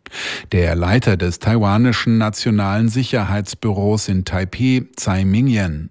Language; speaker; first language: German; native; German